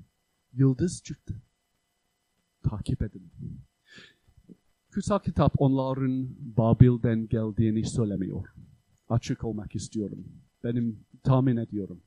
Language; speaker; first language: Turkish; non-native, fluent; English